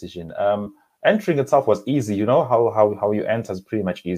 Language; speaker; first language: English; non-native, local second language; Zulu